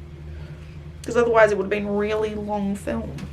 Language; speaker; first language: English; native; English